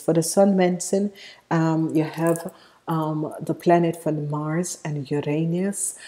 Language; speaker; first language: Dutch; non-native, fluent; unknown